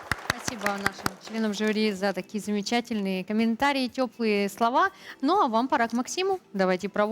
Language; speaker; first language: Russian; native; Russian